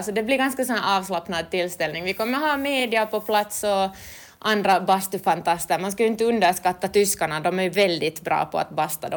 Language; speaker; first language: Swedish; native; Swedish